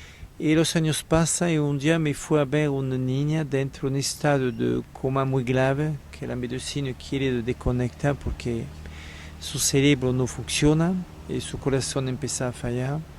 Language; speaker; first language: Spanish; non-native, learner; French